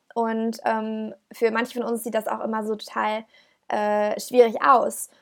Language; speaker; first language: German; native; German